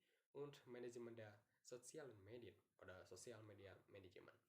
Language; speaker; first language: German; non-native, learner; Indonesian